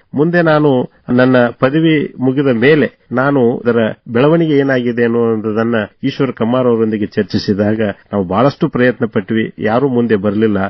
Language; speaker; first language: Kannada; native; Kannada